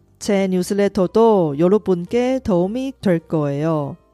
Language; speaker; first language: Korean; non-native, fluent; Chinese